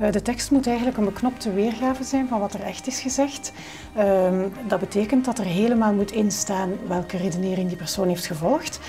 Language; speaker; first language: Dutch; native; Dutch